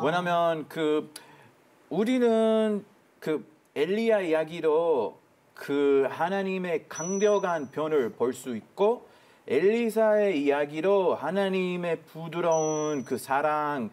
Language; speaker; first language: Korean; non-native, fluent; Hebrew